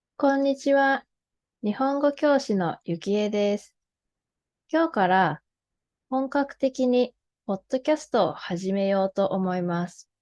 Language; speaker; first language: Japanese; native; Japanese